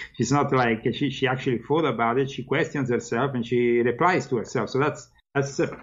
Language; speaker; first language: English; non-native, fluent; Italian